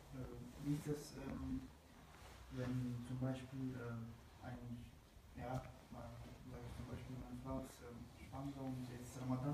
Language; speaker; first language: German; non-native, learner; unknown